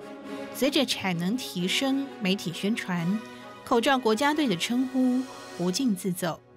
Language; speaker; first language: Chinese; native; Chinese